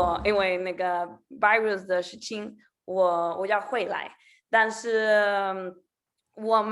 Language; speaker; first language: Chinese; non-native, learner; Spanish